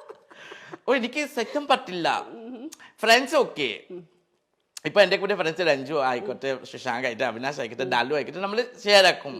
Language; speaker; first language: Malayalam; non-native, fluent; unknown